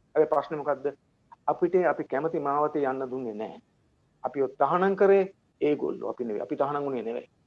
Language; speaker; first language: Sinhala; native; Sinhala